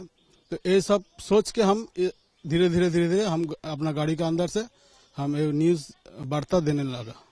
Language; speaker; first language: Hindi; non-native, local second language; Bangla